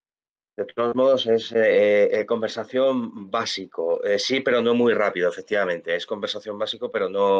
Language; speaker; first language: Spanish; native; Spanish